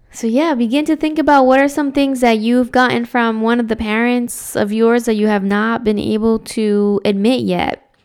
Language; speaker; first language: English; early bilingual, other home language; Spanish